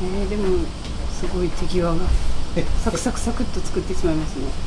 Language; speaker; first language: Japanese; native; Japanese